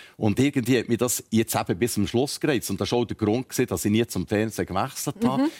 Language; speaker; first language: German; native; German